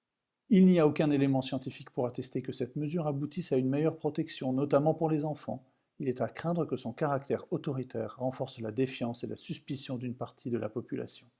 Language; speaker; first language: French; native; French